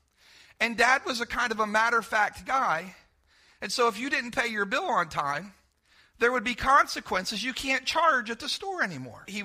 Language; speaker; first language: English; native; English